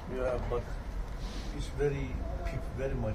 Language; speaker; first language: English; non-native, learner; Turkish